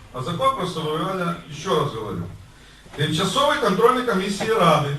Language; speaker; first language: Ukrainian; non-native, local second language; Russian